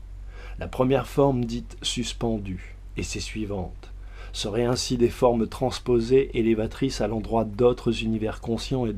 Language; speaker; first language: French; native; French